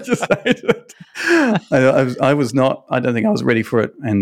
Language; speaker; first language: English; native; English